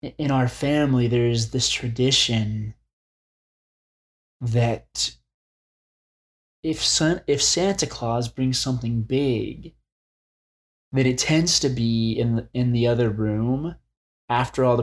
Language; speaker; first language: English; native; English